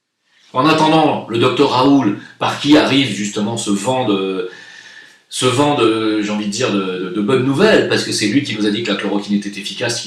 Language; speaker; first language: French; native; French